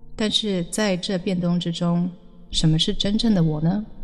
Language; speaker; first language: Chinese; early bilingual, heritage; Chinese